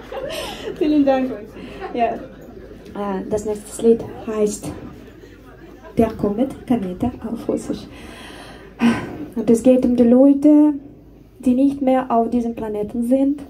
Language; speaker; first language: German; non-native, learner; Russian